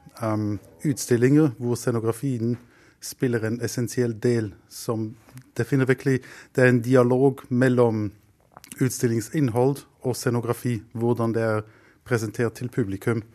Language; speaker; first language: Norwegian; non-native, fluent; German